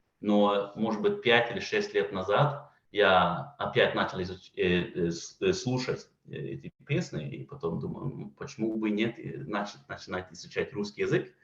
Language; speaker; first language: Russian; non-native, fluent; Swedish